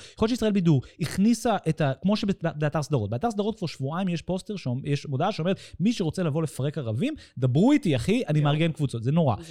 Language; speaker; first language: Hebrew; native; Hebrew